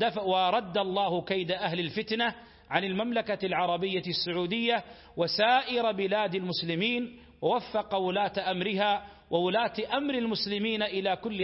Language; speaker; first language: Arabic; native; Arabic